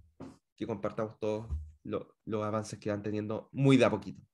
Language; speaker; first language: Spanish; native; Spanish